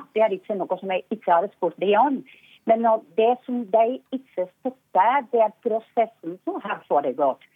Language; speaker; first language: Norwegian; non-native, fluent; Spanish